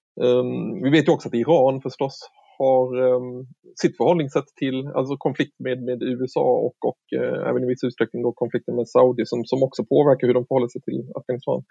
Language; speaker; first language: Swedish; native; Swedish